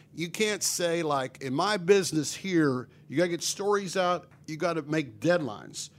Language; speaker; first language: English; native; English